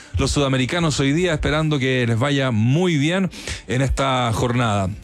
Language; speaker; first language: Spanish; native; Spanish